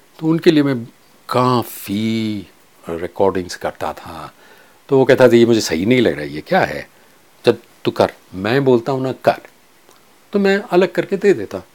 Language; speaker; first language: Hindi; non-native, local second language; Kachhi